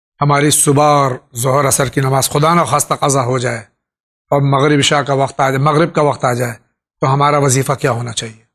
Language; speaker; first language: Urdu; native; Urdu